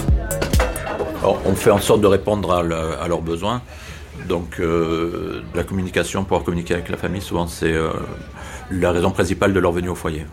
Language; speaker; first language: French; native; French